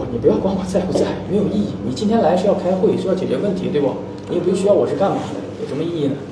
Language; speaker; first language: Chinese; native; Chinese